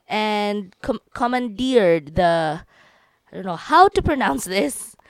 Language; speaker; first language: English; non-native, local second language; Cebuano